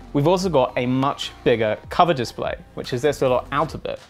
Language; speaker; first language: English; native; English